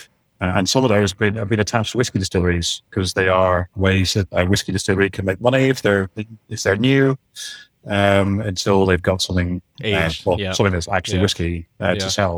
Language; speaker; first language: English; native; English